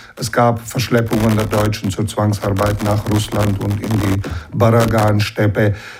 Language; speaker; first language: German; early bilingual, heritage; German